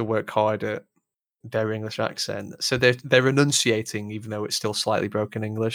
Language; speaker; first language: English; native; English